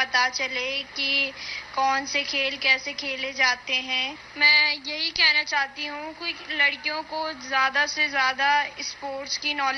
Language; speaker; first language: Hindi; native; Hindi